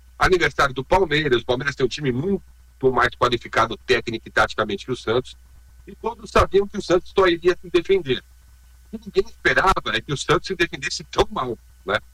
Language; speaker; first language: Portuguese; native; Portuguese